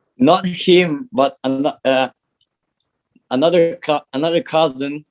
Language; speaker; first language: English; non-native, learner; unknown